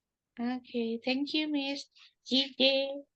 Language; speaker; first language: English; non-native, learner; Indonesian